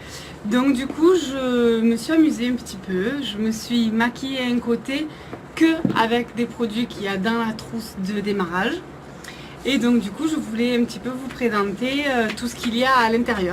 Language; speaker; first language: French; native; French